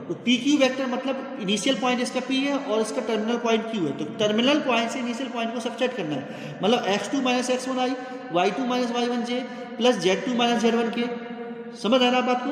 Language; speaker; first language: Hindi; native; Hindi